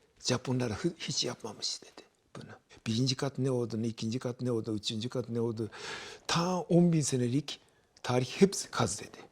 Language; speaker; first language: Turkish; non-native, fluent; Japanese